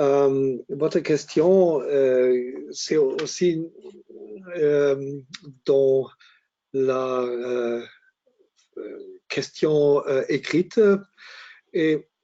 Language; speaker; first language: French; non-native, learner; German